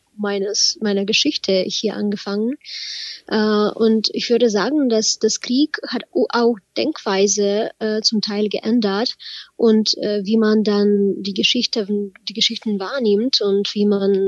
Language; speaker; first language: German; non-native, fluent; Ukrainian